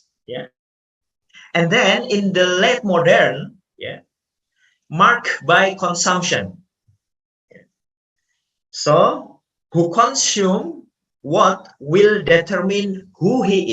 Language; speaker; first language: English; non-native, fluent; Indonesian